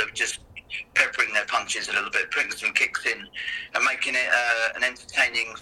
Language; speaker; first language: English; native; English